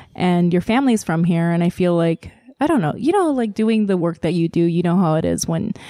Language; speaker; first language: English; early bilingual, other home language; Korean